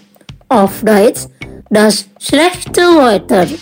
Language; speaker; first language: German; non-native, fluent; Indonesian